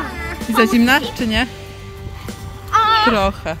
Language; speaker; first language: Polish; native; Polish